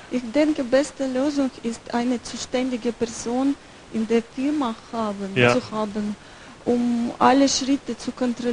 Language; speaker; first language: German; non-native, learner; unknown